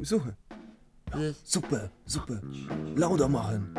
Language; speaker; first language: German; non-native, learner; Polish